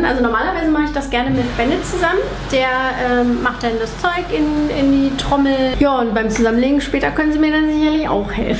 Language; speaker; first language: German; native; German